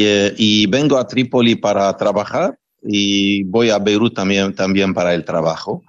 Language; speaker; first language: Spanish; non-native, fluent; Arabic